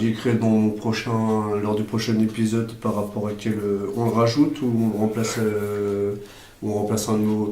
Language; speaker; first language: French; native; French